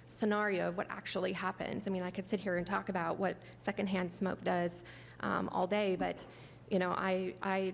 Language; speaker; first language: English; native; English